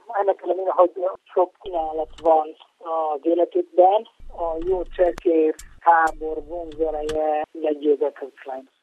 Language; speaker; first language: Hungarian; non-native, fluent; Italian